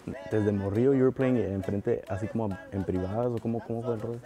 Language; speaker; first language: Spanish; early bilingual, heritage; Spanish